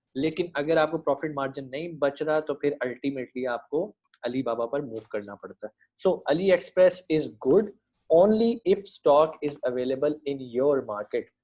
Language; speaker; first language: Urdu; native; Urdu